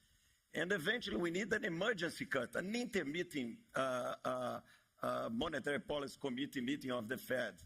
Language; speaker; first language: English; non-native, fluent; Portuguese